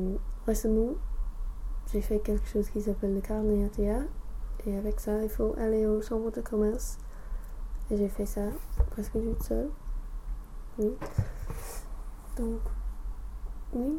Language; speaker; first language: French; non-native, fluent; English